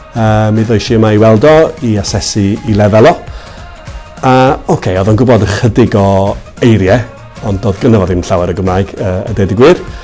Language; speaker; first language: Welsh; native; Welsh